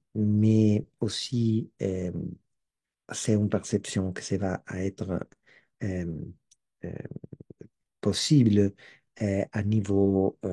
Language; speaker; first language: French; non-native, learner; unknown